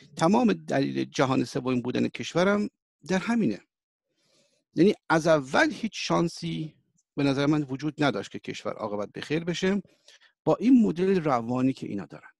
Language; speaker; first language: Persian; early bilingual, heritage; Persian